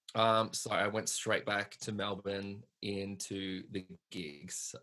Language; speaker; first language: English; native; English